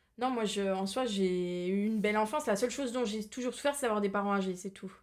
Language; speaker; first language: French; native; French